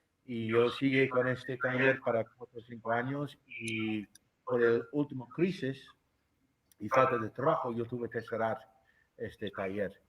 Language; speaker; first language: Spanish; non-native, fluent; English